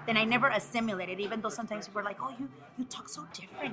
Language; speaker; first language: English; early bilingual, other home language; Spanish